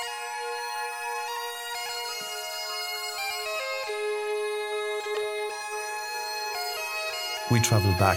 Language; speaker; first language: English; native; English